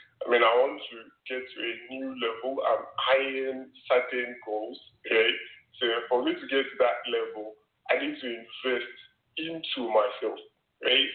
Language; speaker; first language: English; non-native, local second language; Yoruba